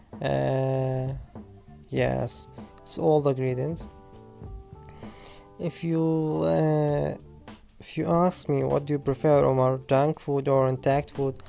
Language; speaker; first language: English; non-native, learner; Arabic